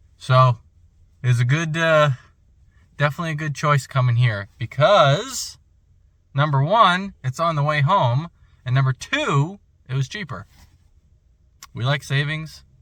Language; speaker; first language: English; native; English